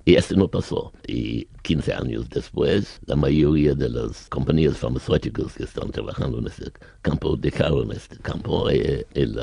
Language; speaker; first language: Spanish; non-native, learner; German